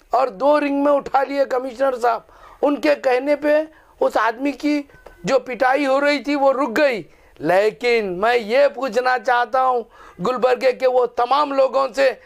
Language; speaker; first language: Urdu; native; Urdu